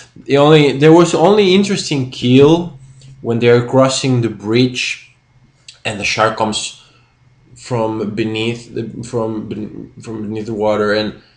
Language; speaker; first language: English; non-native, fluent; Spanish